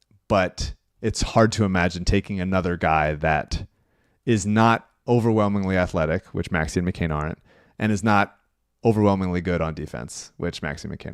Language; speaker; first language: English; native; English